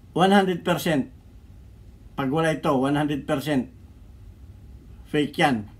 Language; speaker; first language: Filipino; native; Filipino